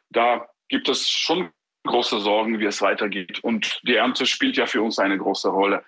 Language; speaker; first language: German; non-native, fluent; Ukrainian